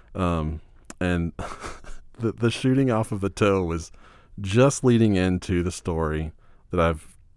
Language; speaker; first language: English; native; English